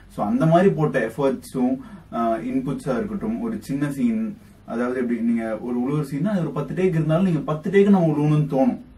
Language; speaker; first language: Tamil; native; Tamil